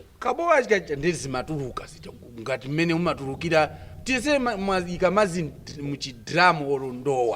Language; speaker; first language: Nyanja; non-native, local second language; Tumbuka